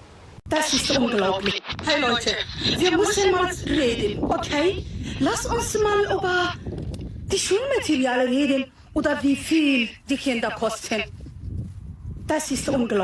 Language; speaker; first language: German; non-native, fluent; Somali